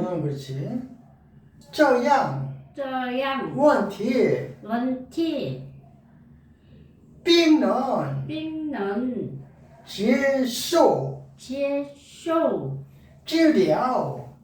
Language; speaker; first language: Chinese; non-native, learner; Korean